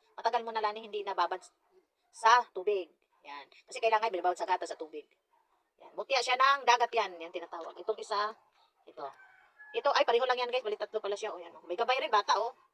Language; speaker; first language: Filipino; non-native, local second language; Cebuano